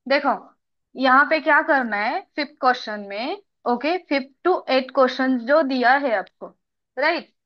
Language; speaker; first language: Hindi; non-native, local second language; Marathi